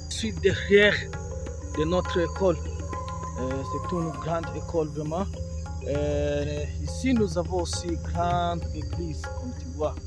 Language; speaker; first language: French; non-native, learner; Swahili